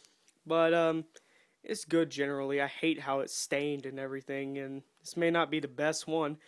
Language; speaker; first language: English; native; English